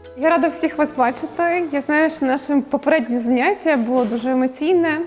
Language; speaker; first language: Ukrainian; native; Ukrainian